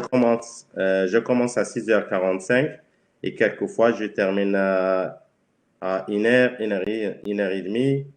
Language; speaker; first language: French; non-native, learner; Spanish